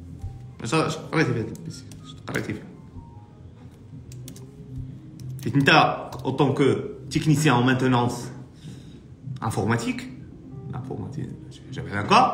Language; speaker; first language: Arabic; native; Arabic